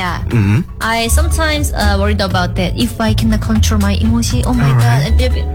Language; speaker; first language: English; non-native, learner; Korean